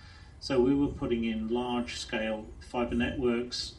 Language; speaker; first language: English; native; English